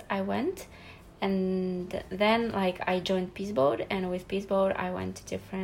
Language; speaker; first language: English; non-native, fluent; Russian